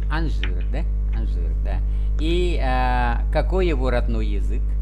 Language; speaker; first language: Russian; non-native, fluent; Vietnamese